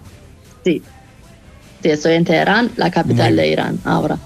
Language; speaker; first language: Spanish; non-native, fluent; Persian